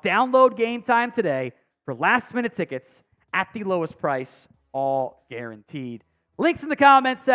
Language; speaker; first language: English; native; English